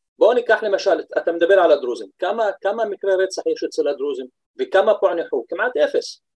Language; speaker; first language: Hebrew; non-native, local second language; Arabic